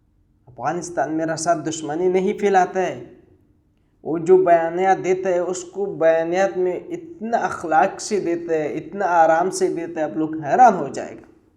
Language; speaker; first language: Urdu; non-native, learner; Pashto